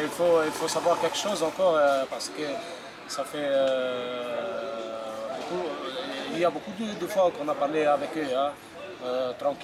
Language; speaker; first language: French; non-native, local second language; Arabic